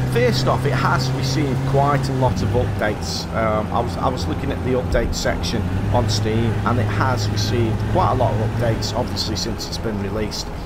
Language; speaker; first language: English; native; English